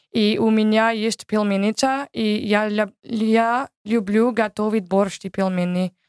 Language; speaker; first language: Russian; non-native, learner; English